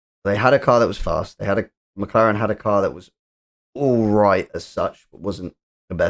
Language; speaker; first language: English; native; English